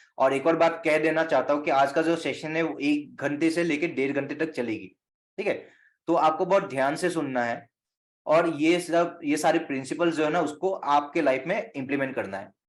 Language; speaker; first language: Hindi; non-native, local second language; Assamese